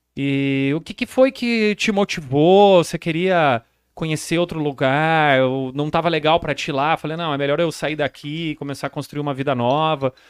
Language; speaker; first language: Portuguese; native; Portuguese